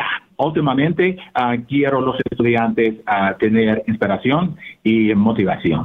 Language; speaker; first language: Spanish; non-native, learner; English